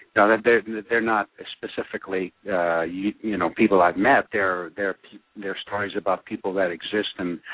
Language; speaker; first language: English; early bilingual, other home language; French